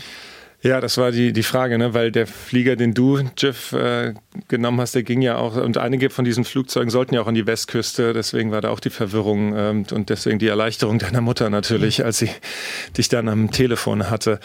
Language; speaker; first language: German; native; German